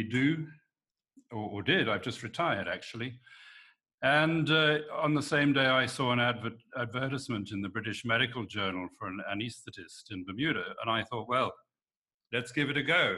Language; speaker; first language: English; native; English